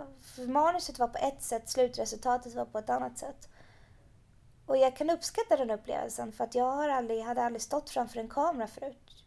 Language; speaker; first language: Swedish; early bilingual, other home language; Persian